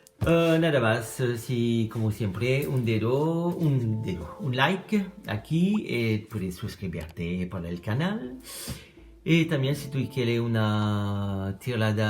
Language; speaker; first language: Spanish; non-native, learner; French